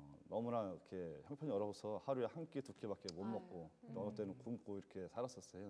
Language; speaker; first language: Korean; native; Korean